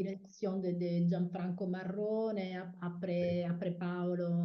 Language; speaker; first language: French; non-native, fluent; Italian